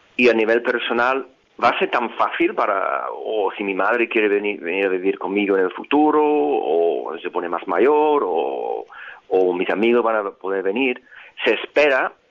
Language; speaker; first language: Spanish; non-native, fluent; English